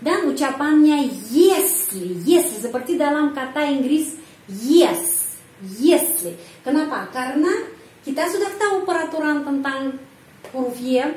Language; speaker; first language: Indonesian; non-native, fluent; Russian